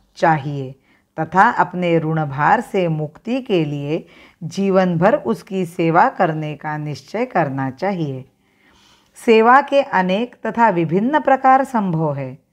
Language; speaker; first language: Hindi; non-native, local second language; Marathi